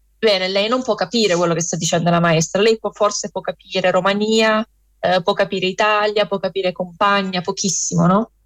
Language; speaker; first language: Italian; early bilingual, other home language; Romanian